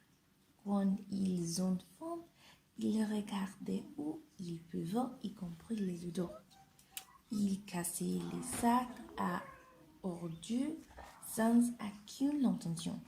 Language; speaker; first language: French; non-native, learner; Spanish